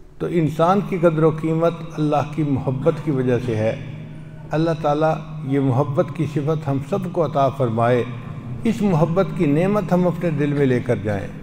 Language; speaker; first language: Urdu; non-native, local second language; Punjabi